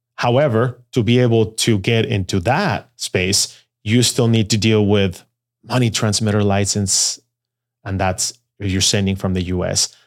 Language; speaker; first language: English; non-native, fluent; Spanish